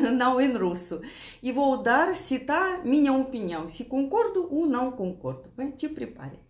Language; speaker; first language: Portuguese; non-native, learner; Russian